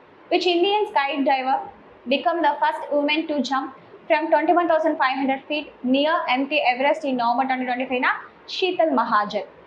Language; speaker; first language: English; non-native, local second language; Tamil